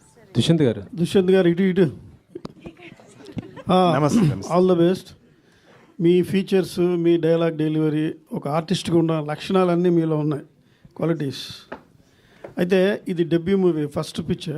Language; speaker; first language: Telugu; native; Telugu